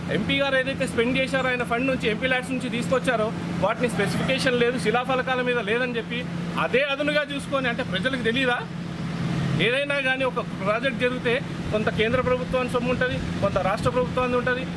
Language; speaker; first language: Telugu; native; Telugu